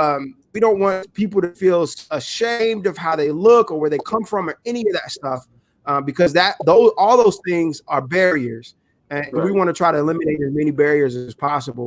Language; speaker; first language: English; native; English